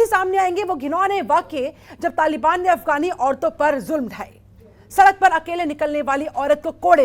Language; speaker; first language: Hindi; native; Hindi